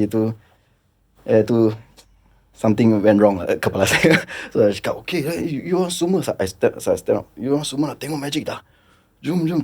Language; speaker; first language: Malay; non-native, local second language; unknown